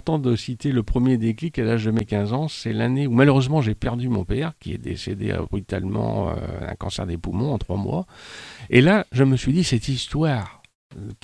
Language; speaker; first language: French; native; French